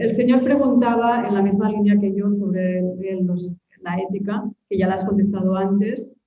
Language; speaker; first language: Spanish; non-native, local second language; Catalan